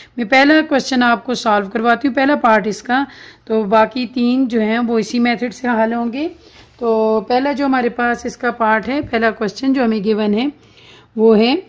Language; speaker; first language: Urdu; native; Urdu